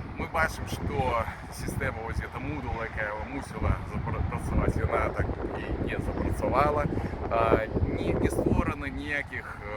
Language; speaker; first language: Belarusian; non-native, local second language; Russian